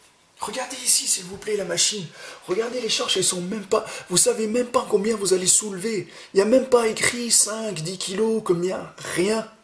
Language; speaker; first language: French; native; French